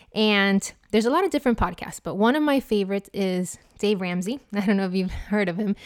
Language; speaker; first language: English; non-native, fluent; Spanish